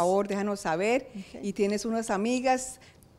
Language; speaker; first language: Spanish; native; Spanish